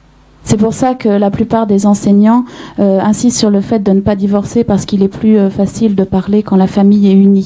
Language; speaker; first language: French; native; French